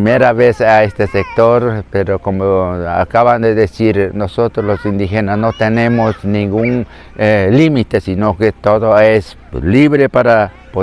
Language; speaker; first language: Spanish; non-native, local second language; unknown